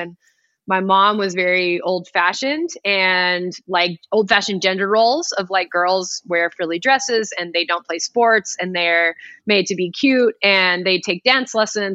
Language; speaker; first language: English; native; English